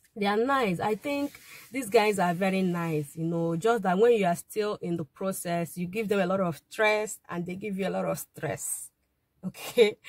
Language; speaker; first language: English; non-native, local second language; Igbo